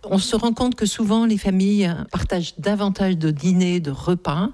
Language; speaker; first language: French; native; French